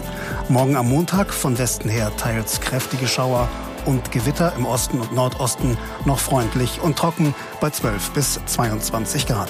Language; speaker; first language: German; native; German